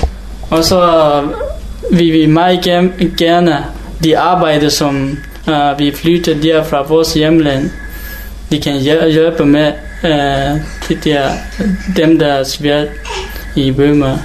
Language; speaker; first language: Danish; non-native, learner; Hakha Chin